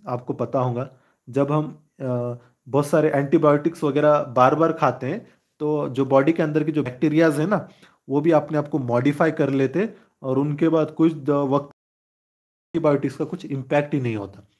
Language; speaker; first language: Hindi; non-native, local second language; Marathi